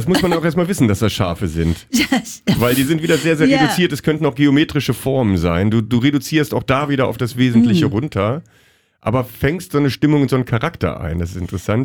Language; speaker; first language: German; native; German